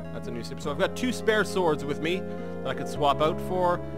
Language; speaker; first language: English; native; English